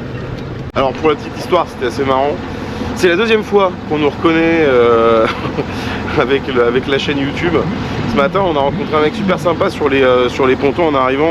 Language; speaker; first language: French; native; French